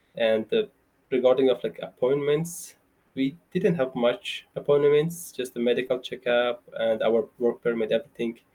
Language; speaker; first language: English; non-native, fluent; Persian